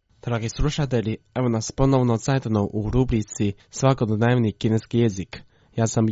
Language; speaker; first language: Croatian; non-native, fluent; Chinese